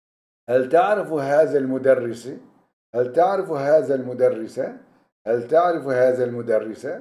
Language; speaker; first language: Arabic; non-native, fluent; Turkish